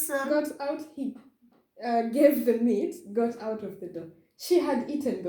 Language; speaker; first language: English; non-native, fluent; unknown